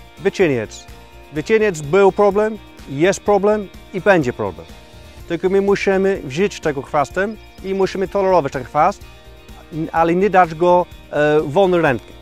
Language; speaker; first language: Polish; non-native, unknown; English